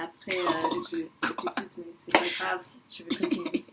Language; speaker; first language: French; non-native, learner; English